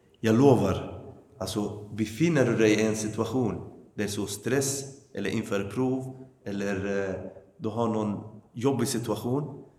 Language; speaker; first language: Swedish; early bilingual, other home language; Arabic